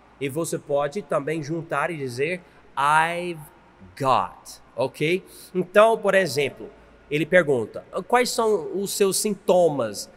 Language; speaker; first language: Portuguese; non-native, fluent; English